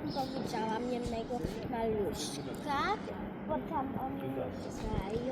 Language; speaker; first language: Polish; early bilingual, heritage; Polish